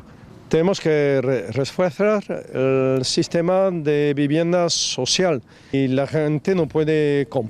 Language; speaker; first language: Spanish; non-native, fluent; French